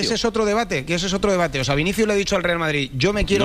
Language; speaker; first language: Spanish; native; Spanish